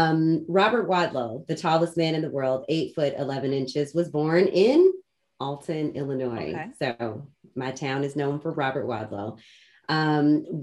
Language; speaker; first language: English; native; English